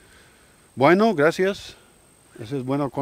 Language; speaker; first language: Spanish; non-native, learner; English